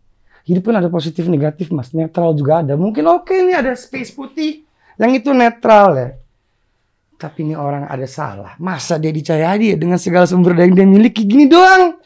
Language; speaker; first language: Indonesian; native; Indonesian